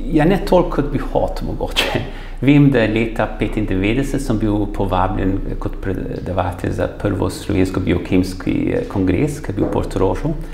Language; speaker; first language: Slovenian; early bilingual, heritage; Slovenian